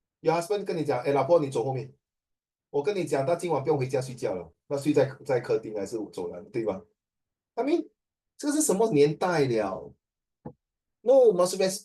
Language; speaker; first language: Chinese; native; Chinese